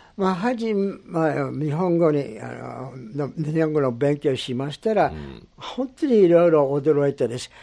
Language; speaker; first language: Japanese; non-native, fluent; English